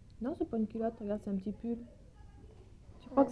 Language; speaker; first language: French; native; French